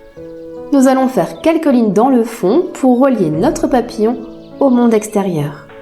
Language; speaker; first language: French; native; French